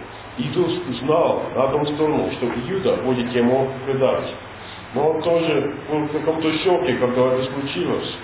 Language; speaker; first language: Russian; non-native, learner; English